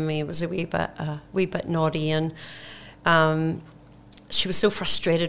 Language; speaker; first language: English; native; English